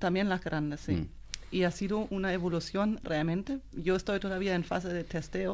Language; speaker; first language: Spanish; non-native, fluent; German